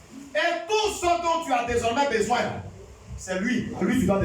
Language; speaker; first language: French; non-native, local second language; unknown